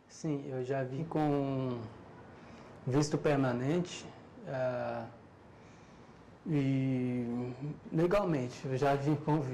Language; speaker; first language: Portuguese; non-native, learner; Haitian Creole